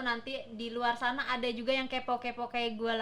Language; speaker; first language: Indonesian; native; Indonesian